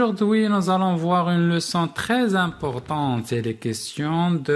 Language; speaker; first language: French; non-native, local second language; Arabic